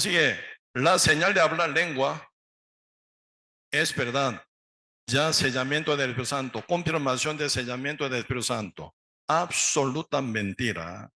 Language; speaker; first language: Spanish; non-native, learner; Korean